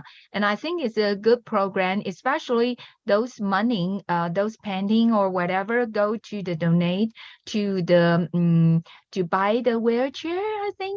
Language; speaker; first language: English; non-native, learner; Chinese